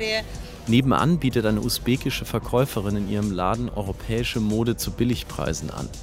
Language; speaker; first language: German; native; German